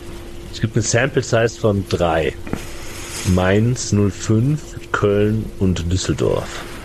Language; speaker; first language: German; native; German